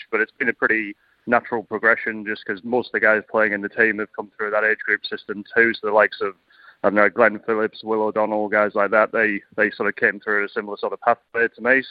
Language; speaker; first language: English; native; English